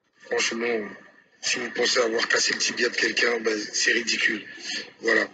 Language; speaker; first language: French; non-native, local second language; Lingala